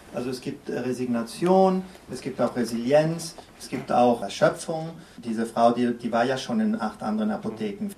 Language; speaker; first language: German; early bilingual, other home language; Spanish